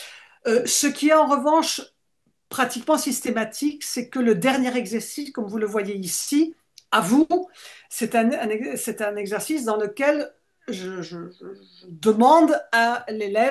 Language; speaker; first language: French; native; French